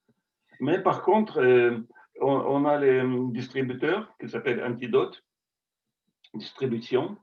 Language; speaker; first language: French; non-native, fluent; Russian